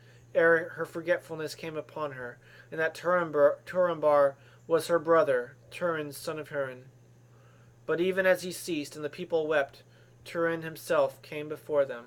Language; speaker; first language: English; native; English